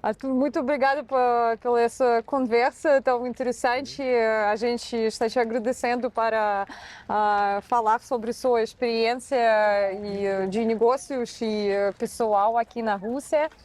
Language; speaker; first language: Portuguese; non-native, fluent; Russian